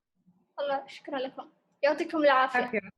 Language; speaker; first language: Arabic; native; Arabic